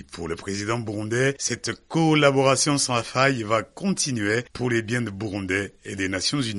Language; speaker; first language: French; non-native, local second language; Rundi